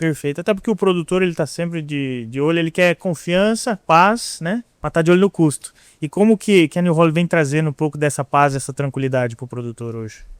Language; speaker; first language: Portuguese; native; Portuguese